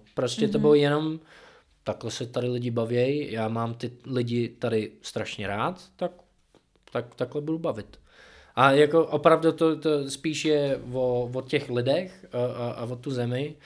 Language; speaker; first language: Czech; non-native, fluent; English